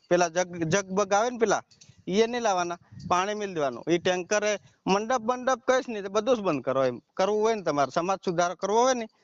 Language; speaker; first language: Gujarati; non-native, local second language; Bhili